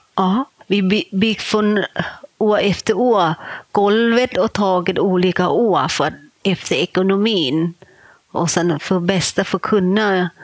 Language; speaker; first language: Swedish; non-native, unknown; Thai